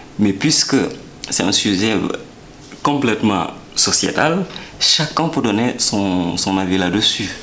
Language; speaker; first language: French; non-native, local second language; Wolof